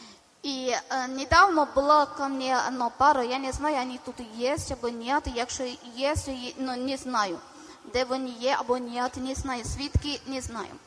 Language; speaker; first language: Ukrainian; non-native, learner; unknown